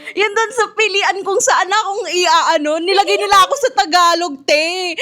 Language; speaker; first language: Filipino; non-native, local second language; English